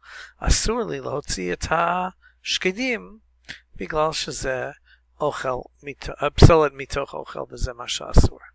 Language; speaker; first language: Hebrew; non-native, fluent; English